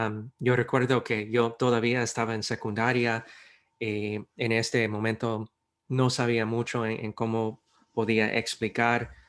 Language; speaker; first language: Spanish; non-native, fluent; English